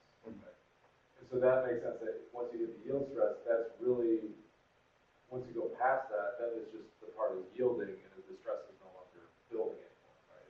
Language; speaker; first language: English; native; English